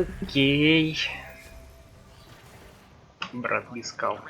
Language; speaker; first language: Russian; native; Russian